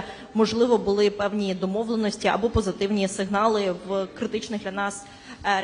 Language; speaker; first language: Ukrainian; native; Ukrainian